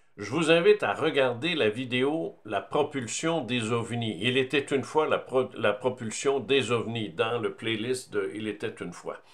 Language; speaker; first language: French; native; French